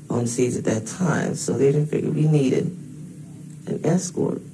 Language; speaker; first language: English; native; English